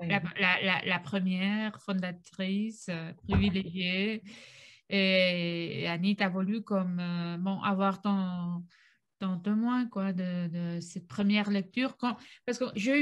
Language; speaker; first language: French; non-native, fluent; Catalan